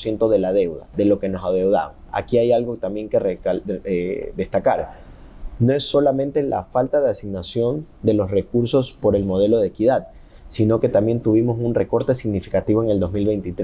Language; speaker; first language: Spanish; native; Spanish